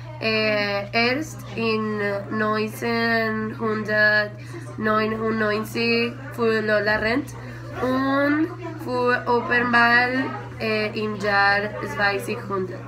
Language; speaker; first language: German; non-native, learner; Spanish